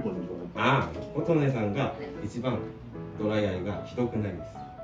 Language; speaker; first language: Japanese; non-native, learner; Korean